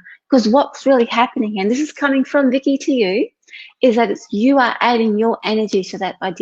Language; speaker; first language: English; native; English